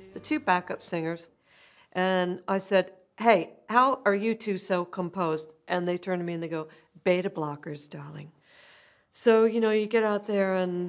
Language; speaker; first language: English; native; English